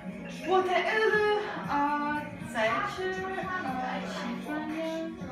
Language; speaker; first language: Chinese; non-native, learner; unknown